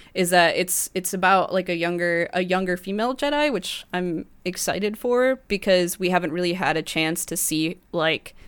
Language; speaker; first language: English; early bilingual, other home language; Spanish